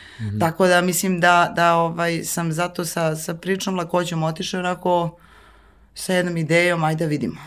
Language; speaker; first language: Serbian; native; Serbian